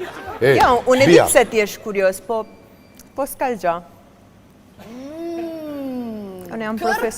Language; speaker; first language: Albanian; early bilingual, heritage; Albanian